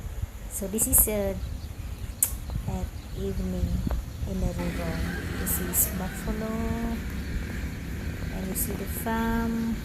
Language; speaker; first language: English; non-native, learner; Khmer